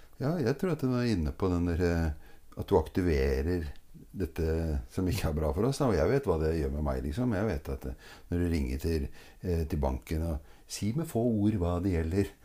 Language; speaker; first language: Norwegian; native; Norwegian